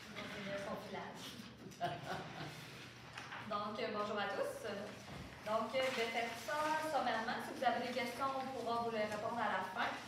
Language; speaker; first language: French; native; French